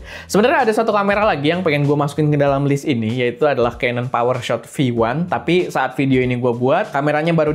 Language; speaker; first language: Indonesian; native; Indonesian